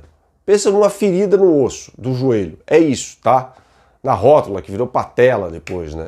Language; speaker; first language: Portuguese; native; Portuguese